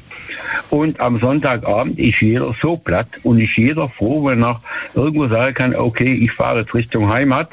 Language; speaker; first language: German; native; German